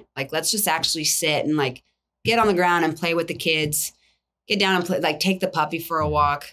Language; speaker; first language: English; native; English